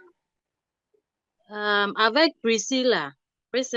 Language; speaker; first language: French; non-native, learner; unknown